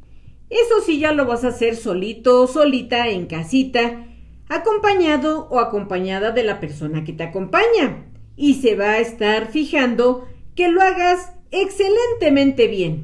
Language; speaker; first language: Spanish; native; Spanish